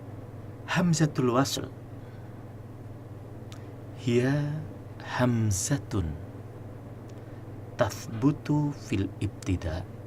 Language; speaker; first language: Arabic; non-native, fluent; Indonesian